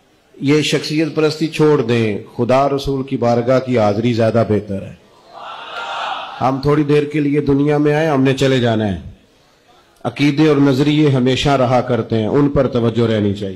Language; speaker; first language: Urdu; native; Urdu